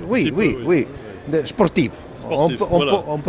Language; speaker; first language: French; non-native, fluent; Italian